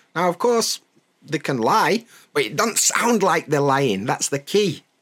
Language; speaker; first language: English; native; English